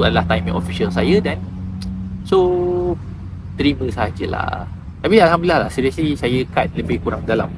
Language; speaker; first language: Malay; native; Malay